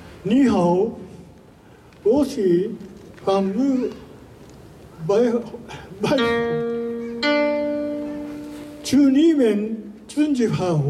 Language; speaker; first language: Chinese; non-native, learner; Japanese